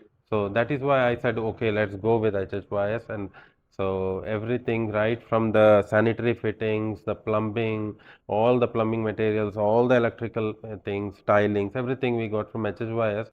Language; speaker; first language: English; non-native, local second language; Malayalam